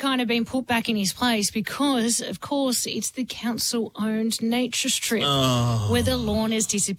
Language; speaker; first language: English; native; English